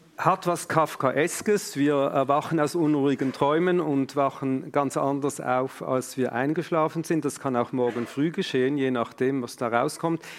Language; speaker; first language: German; native; German